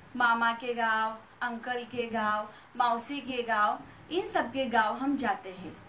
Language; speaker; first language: Hindi; non-native, local second language; Marathi